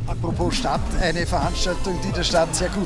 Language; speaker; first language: German; native; German